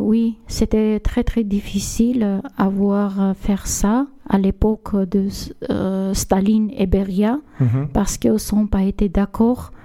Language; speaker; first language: French; non-native, learner; Armenian